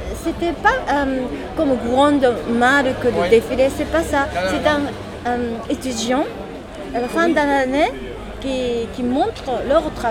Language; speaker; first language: French; non-native, learner; Japanese